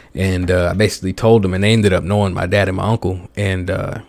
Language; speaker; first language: English; native; English